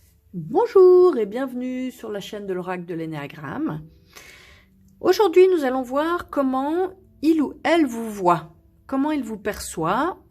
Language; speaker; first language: French; native; French